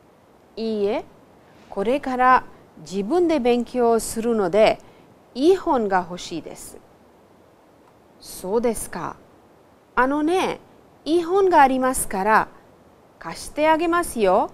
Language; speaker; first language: Japanese; non-native, fluent; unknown